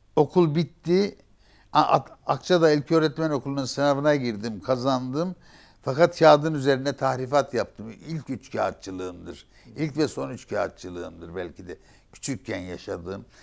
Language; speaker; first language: Turkish; native; Turkish